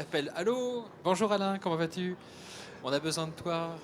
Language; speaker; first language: French; native; French